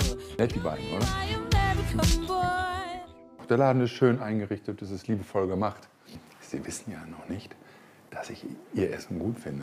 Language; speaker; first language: German; native; German